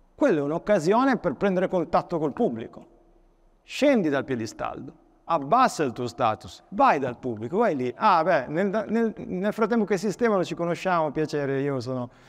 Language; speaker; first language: Italian; native; Italian